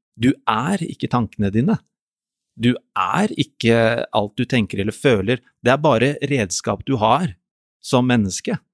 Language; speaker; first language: Norwegian; native; Norwegian